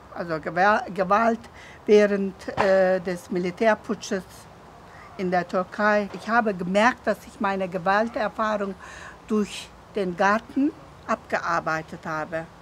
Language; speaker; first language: German; non-native, fluent; Turkish